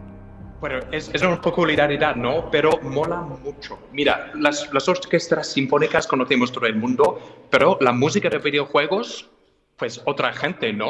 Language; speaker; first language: Spanish; non-native, fluent; English